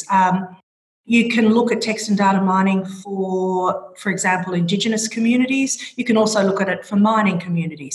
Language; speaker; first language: English; native; English